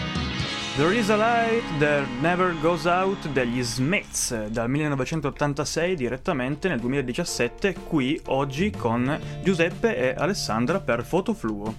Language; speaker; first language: Italian; native; Italian